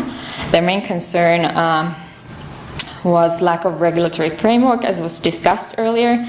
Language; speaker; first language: English; non-native, fluent; Finnish